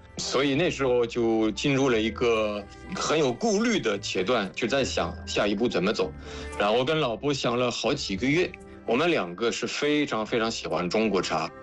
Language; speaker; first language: Chinese; non-native, fluent; French